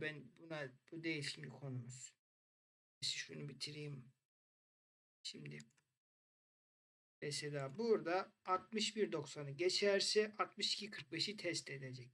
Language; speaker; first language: Turkish; native; Turkish